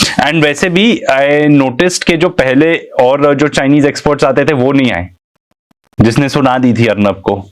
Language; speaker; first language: Urdu; native; Urdu